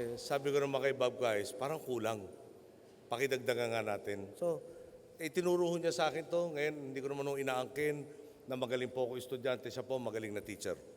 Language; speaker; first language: Filipino; native; Filipino